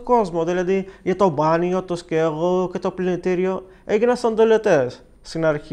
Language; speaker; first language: Greek; non-native, learner; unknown